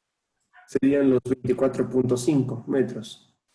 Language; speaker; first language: Spanish; native; Spanish